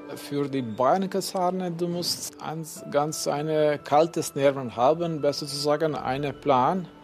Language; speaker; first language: German; non-native, fluent; Slovenian